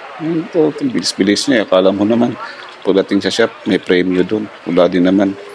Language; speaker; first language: Filipino; non-native, local second language; Hiligaynon